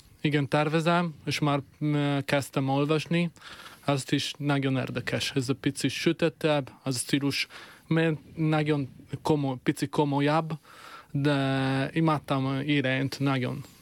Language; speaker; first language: Hungarian; non-native, fluent; Italian